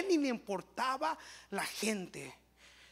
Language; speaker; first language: Spanish; early bilingual, heritage; Spanish